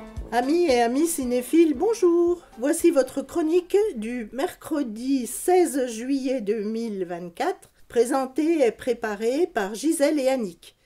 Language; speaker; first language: French; native; French